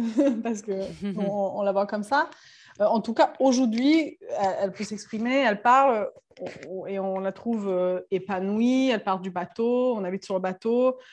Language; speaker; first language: French; non-native, fluent; Serbian